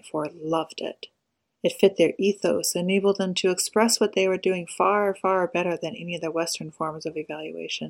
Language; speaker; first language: English; native; English